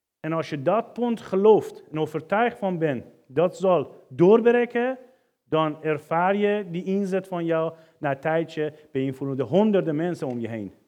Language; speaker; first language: Dutch; non-native, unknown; Persian